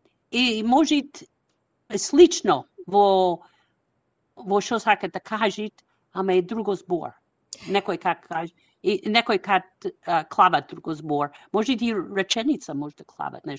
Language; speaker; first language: Macedonian; non-native, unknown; English